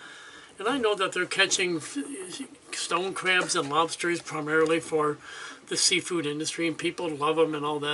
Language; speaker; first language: English; native; English